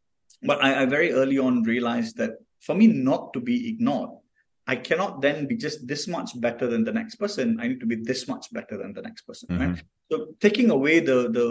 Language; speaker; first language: English; non-native, local second language; Tamil